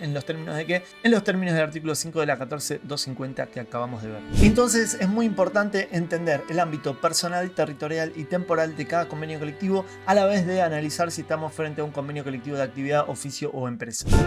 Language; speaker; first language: Spanish; native; Spanish